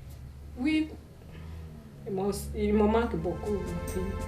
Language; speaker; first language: French; non-native, fluent; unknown